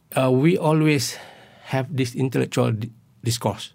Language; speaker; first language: English; non-native, local second language; Malay